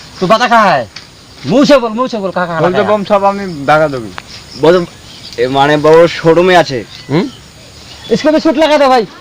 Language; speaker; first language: Hindi; non-native, local second language; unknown